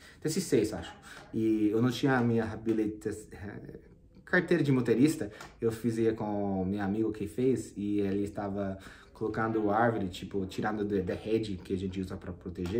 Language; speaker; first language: Portuguese; non-native, fluent; English